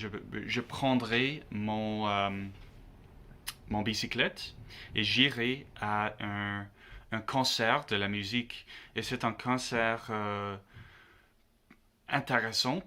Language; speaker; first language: French; non-native, learner; English